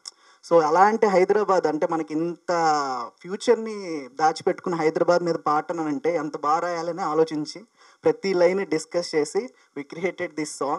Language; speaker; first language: Telugu; native; Telugu